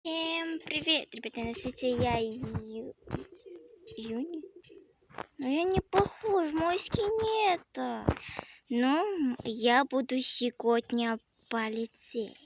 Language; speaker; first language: Russian; non-native, local second language; Kazakh